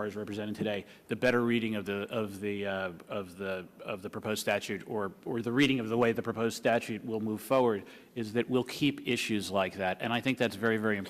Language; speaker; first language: English; native; English